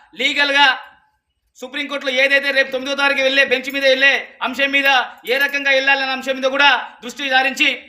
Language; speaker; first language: Telugu; non-native, local second language; Lambadi